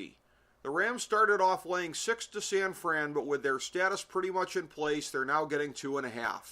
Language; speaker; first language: English; native; English